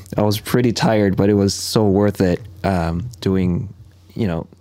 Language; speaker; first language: English; non-native, fluent; Korean